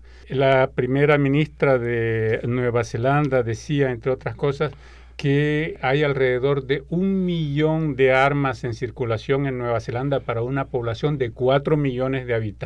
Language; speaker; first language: Spanish; native; Spanish